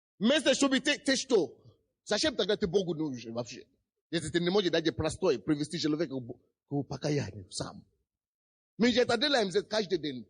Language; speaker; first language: Russian; non-native, fluent; Yoruba